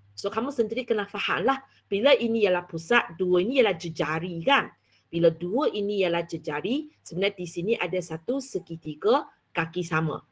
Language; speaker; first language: Malay; non-native, local second language; Chinese